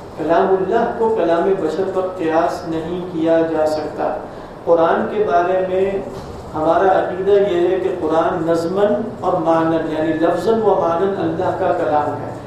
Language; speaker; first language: Urdu; native; Urdu